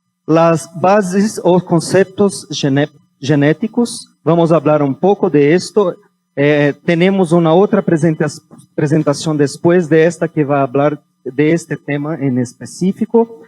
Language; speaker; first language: Spanish; non-native, fluent; Portuguese